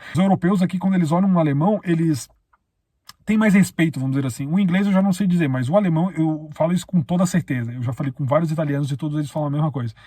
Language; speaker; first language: Portuguese; native; Portuguese